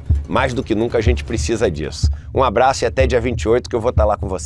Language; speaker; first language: Portuguese; native; Portuguese